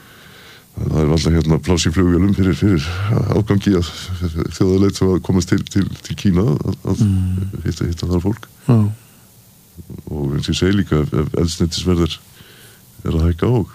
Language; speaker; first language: Icelandic; native; Icelandic